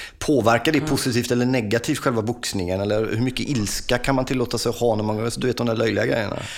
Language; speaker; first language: Swedish; native; Swedish